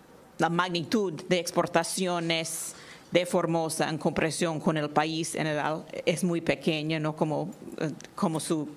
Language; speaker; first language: Spanish; non-native, fluent; English